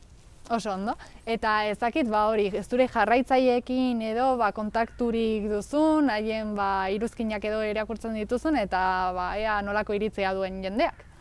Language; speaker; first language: Basque; native; Basque